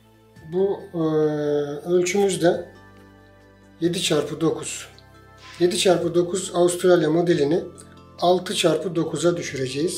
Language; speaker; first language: Turkish; native; Turkish